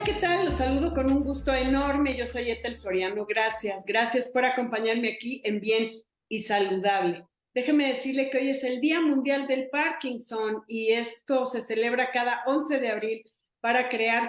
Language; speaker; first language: Spanish; native; Spanish